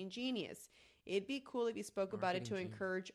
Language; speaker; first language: English; early bilingual, other home language; Spanish